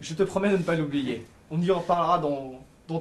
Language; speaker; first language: French; native; French